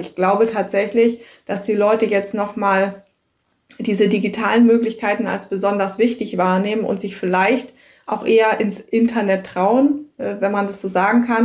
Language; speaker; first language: German; native; German